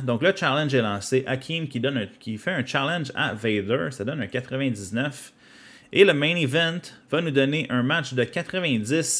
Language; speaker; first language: French; native; French